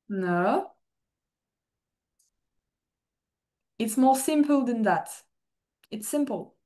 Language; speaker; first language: English; non-native, fluent; French